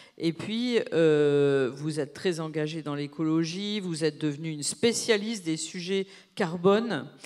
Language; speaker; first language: French; native; French